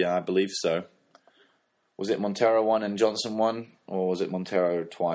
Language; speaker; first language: English; native; English